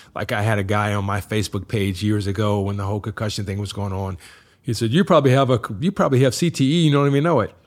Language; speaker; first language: English; native; English